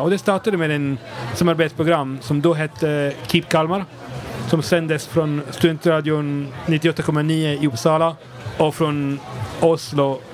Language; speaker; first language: Swedish; non-native, fluent; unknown